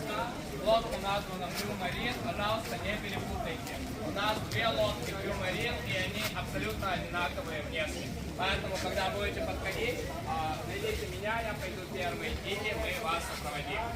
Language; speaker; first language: Russian; native; Russian